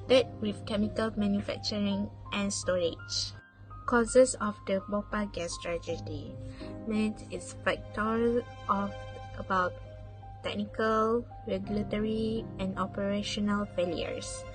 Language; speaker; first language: English; non-native, local second language; Malay